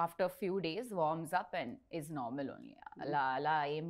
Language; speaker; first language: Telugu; non-native, learner; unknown